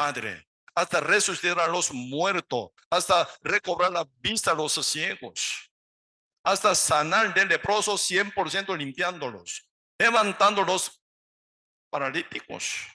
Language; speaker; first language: Spanish; non-native, learner; Korean